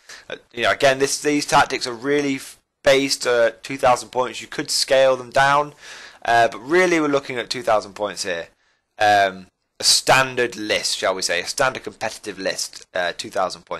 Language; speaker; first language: English; native; English